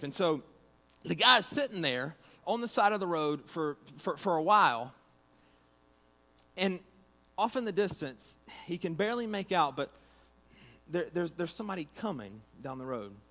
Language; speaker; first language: English; native; English